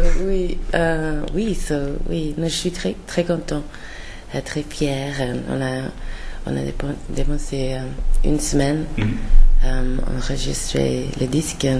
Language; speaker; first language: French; non-native, learner; English